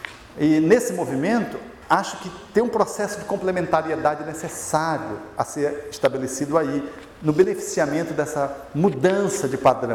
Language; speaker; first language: Portuguese; native; Portuguese